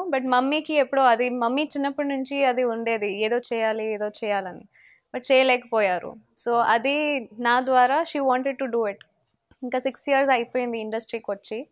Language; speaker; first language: Telugu; non-native, local second language; Hindi